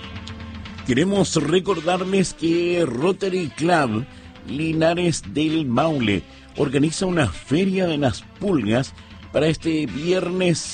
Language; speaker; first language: Spanish; native; Spanish